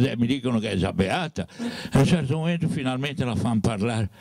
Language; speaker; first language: Italian; native; Italian